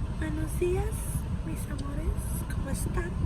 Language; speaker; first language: Spanish; early bilingual, heritage; Spanish